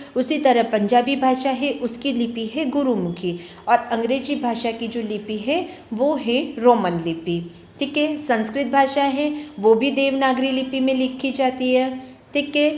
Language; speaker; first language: Hindi; native; Hindi